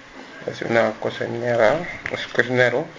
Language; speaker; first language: Spanish; non-native, learner; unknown